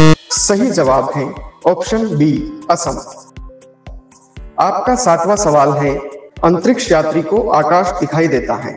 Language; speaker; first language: Hindi; native; Hindi